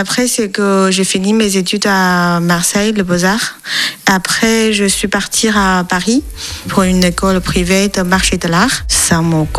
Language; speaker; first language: French; non-native, learner; Chinese